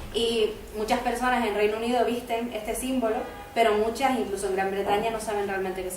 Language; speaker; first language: Spanish; native; Spanish